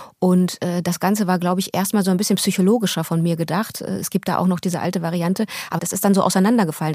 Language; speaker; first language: German; early bilingual, other home language; Russian